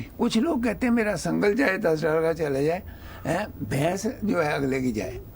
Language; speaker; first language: Urdu; non-native, local second language; Punjabi